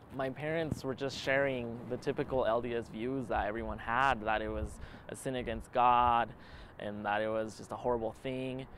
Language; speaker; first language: English; early bilingual, other home language; Spanish